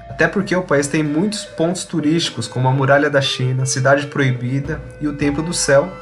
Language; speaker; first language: Portuguese; native; Portuguese